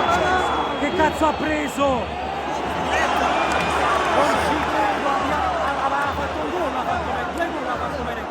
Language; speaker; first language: Italian; native; Italian